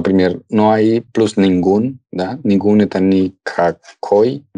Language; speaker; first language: Russian; non-native, fluent; Spanish